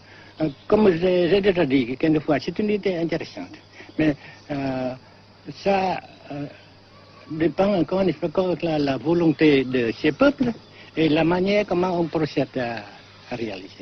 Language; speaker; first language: French; non-native, local second language; Vietnamese